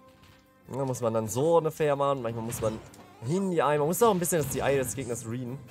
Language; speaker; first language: German; native; German